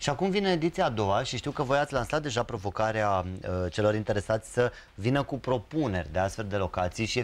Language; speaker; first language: Romanian; native; Romanian